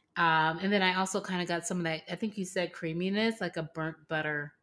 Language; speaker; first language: English; native; English